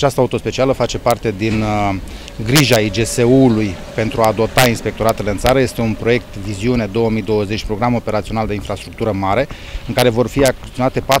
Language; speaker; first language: Romanian; native; Romanian